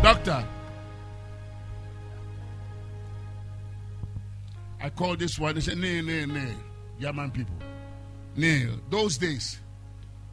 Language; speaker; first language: English; non-native, local second language; Akan